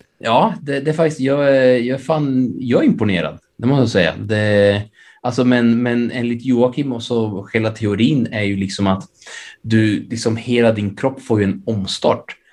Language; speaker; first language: Swedish; early bilingual, other home language; Spanish